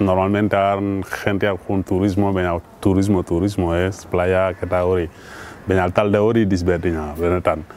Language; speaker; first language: Basque; non-native, learner; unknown